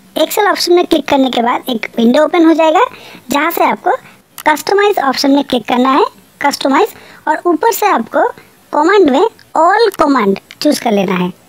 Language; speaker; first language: Urdu; native; Urdu